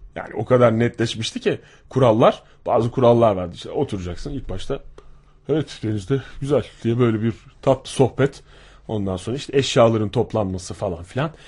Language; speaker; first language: Turkish; native; Turkish